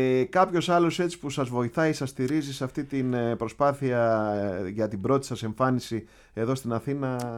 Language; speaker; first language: Greek; native; Greek